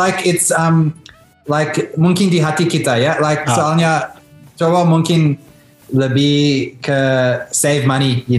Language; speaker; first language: Indonesian; early bilingual, heritage; Indonesian